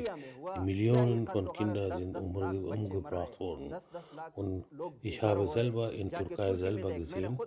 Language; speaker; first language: German; non-native, learner; Urdu